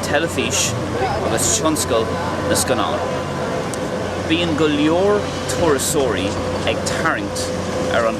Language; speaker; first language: Irish; non-native, local second language; English